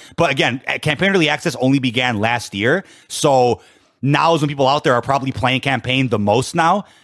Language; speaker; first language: English; native; English